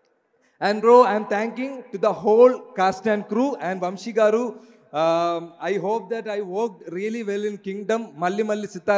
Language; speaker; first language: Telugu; non-native, learner; Malayalam